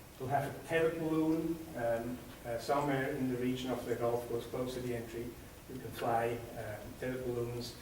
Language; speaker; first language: English; non-native, fluent; Swiss German